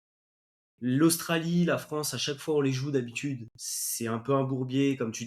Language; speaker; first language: French; native; French